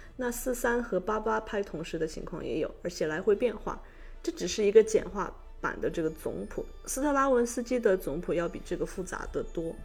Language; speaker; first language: Chinese; native; Chinese